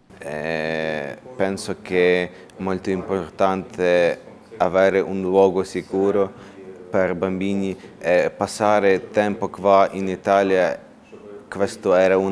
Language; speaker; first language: Italian; non-native, learner; Ukrainian